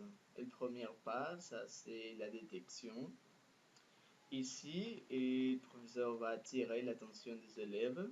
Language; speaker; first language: French; non-native, fluent; Spanish